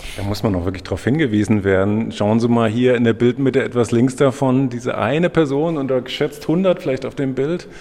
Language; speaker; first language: German; non-native, fluent; Malay